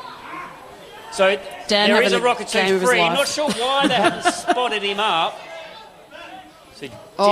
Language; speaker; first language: English; native; English